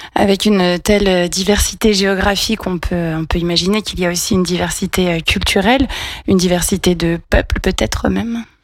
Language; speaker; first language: French; native; French